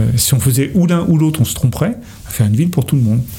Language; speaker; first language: French; native; French